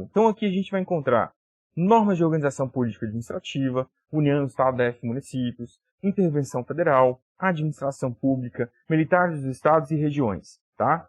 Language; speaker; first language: Portuguese; native; Portuguese